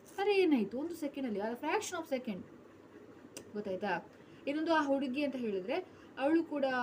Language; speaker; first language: Kannada; non-native, local second language; Tulu